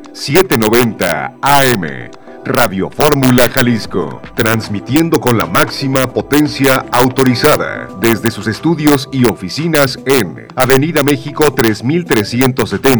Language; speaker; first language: Spanish; native; Spanish